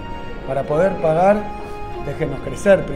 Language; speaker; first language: Spanish; native; Spanish